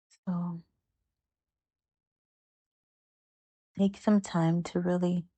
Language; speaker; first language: English; native; English